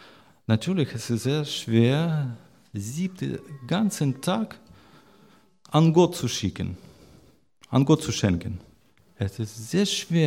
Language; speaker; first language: German; non-native, learner; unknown